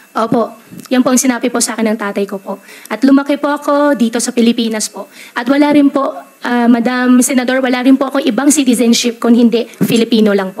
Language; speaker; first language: Filipino; native; Filipino